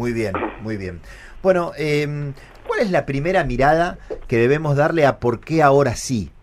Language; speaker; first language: Spanish; native; Spanish